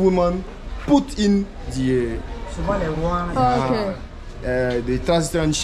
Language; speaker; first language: English; non-native, learner; French